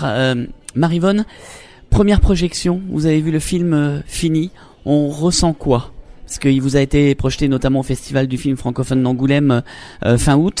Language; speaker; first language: French; native; French